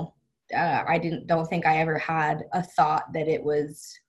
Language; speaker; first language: English; native; English